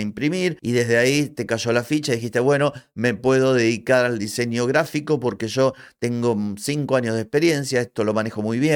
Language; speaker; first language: Spanish; native; Spanish